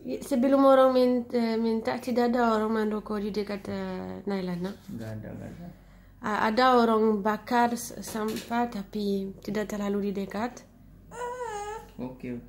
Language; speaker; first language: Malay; non-native, learner; French